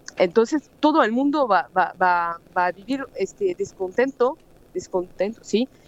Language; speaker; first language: Spanish; non-native, fluent; French